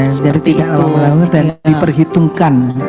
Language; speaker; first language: Indonesian; native; Indonesian